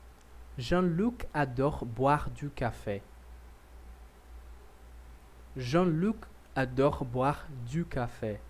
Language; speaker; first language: French; non-native, learner; Portuguese